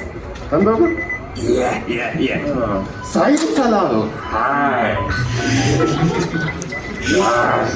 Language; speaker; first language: Japanese; non-native, learner; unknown